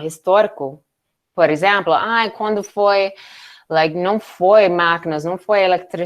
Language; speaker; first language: Portuguese; non-native, learner; English